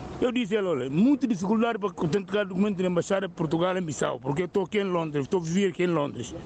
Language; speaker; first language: Portuguese; non-native, local second language; Upper Guinea Crioulo